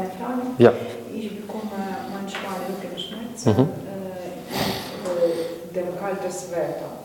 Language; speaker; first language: German; non-native, learner; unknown